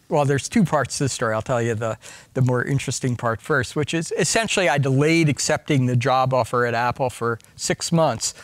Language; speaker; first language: English; native; English